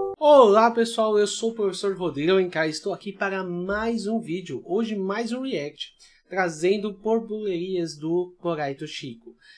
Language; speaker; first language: Portuguese; native; Portuguese